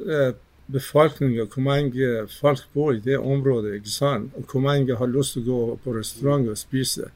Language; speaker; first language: Norwegian; non-native, fluent; Persian